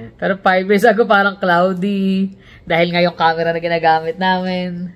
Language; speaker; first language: Filipino; native; Filipino